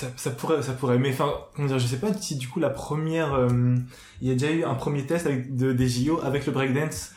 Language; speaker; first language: French; native; French